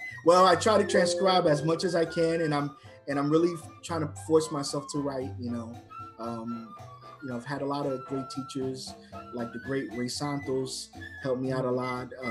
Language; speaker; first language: English; early bilingual, other home language; Spanish